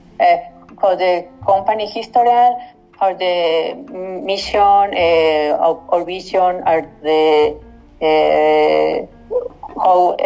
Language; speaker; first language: English; non-native, learner; Spanish